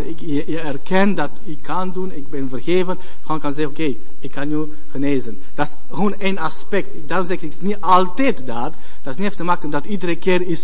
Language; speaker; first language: Dutch; non-native, learner; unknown